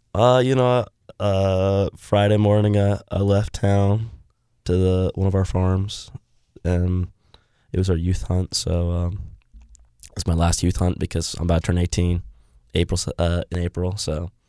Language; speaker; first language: English; native; English